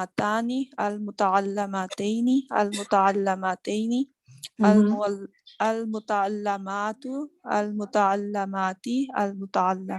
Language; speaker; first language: Arabic; non-native, learner; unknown